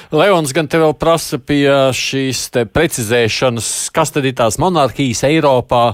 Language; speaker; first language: Latvian; native; Latvian